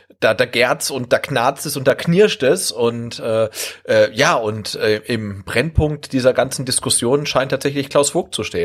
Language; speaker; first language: German; native; German